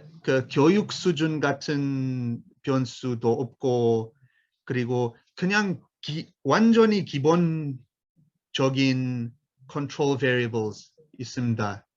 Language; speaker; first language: Korean; non-native, learner; English